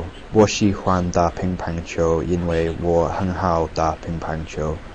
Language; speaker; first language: Chinese; non-native, learner; English